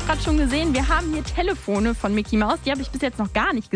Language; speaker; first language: German; native; German